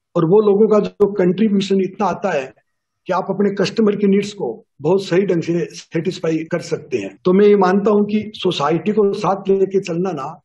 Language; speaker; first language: Hindi; native; Hindi